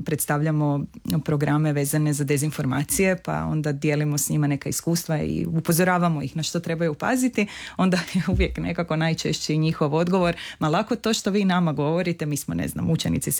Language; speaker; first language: Serbian; native; Serbian